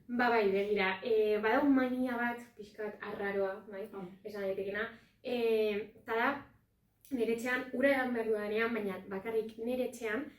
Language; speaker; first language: Basque; native; Basque